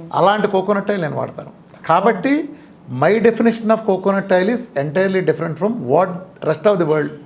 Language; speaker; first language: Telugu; native; Telugu